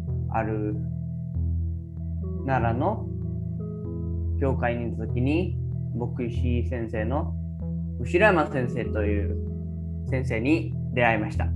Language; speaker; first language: Japanese; early bilingual, other home language; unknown